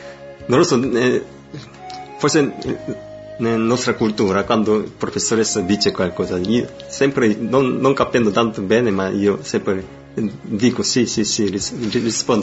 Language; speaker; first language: Italian; non-native, fluent; Korean